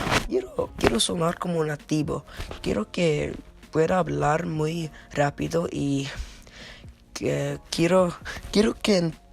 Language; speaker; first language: Spanish; non-native, learner; English